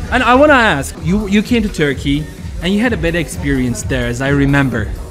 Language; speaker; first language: English; non-native, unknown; Turkish